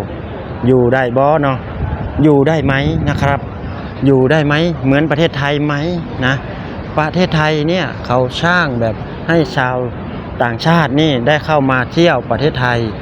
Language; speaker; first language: Thai; non-native, local second language; Lao